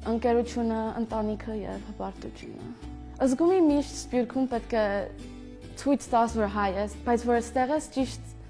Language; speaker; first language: Armenian; early bilingual, heritage; Armenian